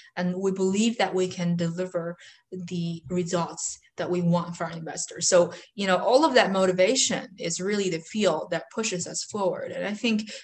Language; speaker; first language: English; non-native, fluent; Chinese